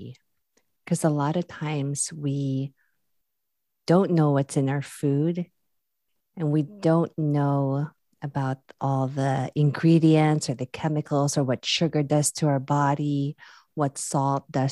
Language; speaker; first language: English; non-native, local second language; Filipino